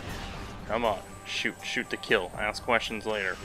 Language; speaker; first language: English; native; English